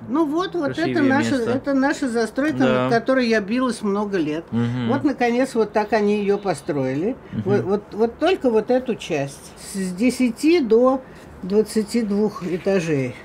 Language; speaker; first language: Russian; native; Russian